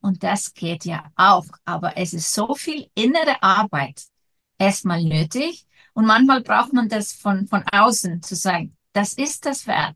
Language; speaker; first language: German; non-native, fluent; Icelandic